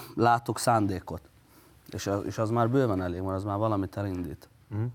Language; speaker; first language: Hungarian; native; Hungarian